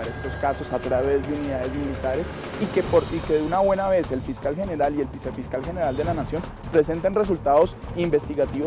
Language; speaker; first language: Spanish; native; Spanish